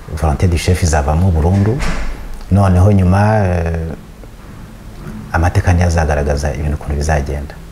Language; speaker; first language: Kinyarwanda; early bilingual, heritage; Kinyarwanda